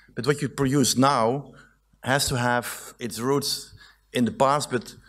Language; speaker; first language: English; non-native, fluent; Dutch